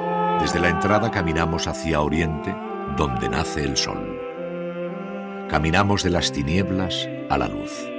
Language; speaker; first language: Spanish; native; Spanish